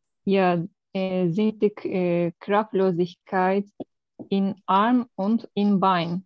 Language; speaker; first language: German; non-native, learner; Turkish